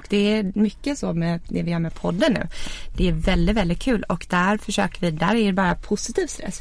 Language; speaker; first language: Swedish; native; Swedish